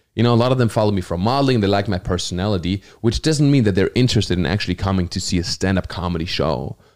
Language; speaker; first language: English; non-native, fluent; German